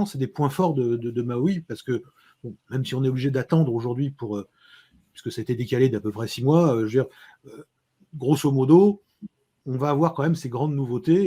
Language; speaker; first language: French; native; French